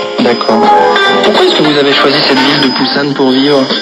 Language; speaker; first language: French; native; French